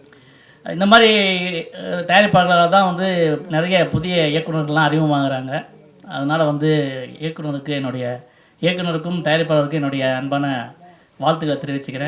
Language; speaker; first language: Tamil; native; Tamil